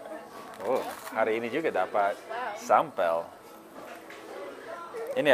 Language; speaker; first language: Indonesian; non-native, fluent; English